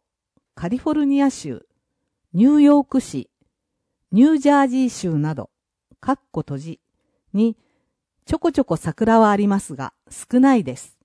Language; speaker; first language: Japanese; non-native, fluent; English